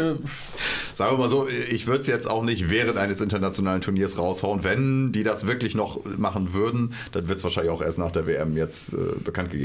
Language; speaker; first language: German; native; German